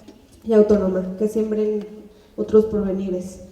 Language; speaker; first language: Spanish; native; Spanish